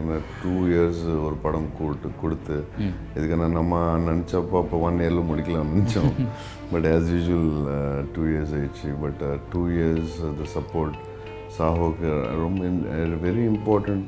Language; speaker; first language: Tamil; non-native, local second language; Telugu